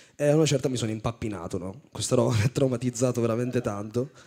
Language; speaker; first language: Italian; early bilingual, other home language; Amharic